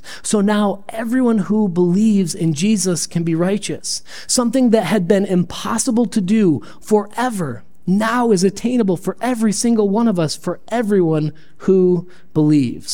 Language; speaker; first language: English; native; English